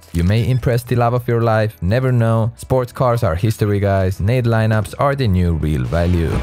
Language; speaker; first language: English; non-native, fluent; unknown